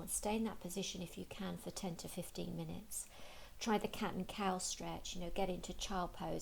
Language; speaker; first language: English; native; English